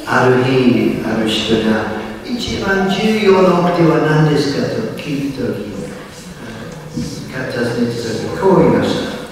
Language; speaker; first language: Japanese; non-native, fluent; English